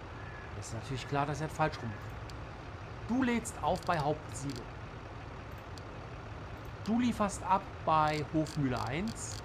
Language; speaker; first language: German; native; German